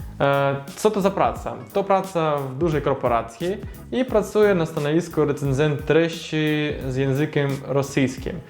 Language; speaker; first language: Polish; non-native, learner; Russian